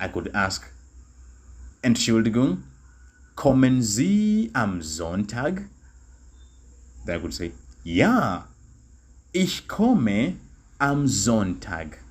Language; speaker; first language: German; non-native, fluent; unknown